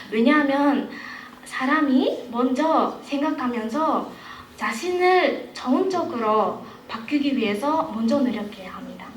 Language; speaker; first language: Korean; non-native, fluent; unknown